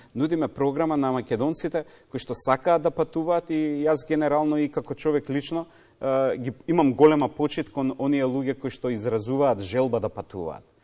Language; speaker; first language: Macedonian; native; Macedonian